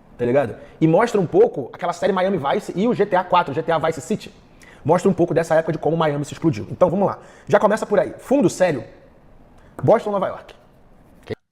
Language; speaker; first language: Portuguese; early bilingual, heritage; Portuguese